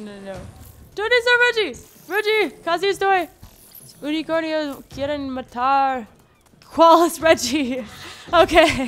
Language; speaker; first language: Spanish; non-native, learner; English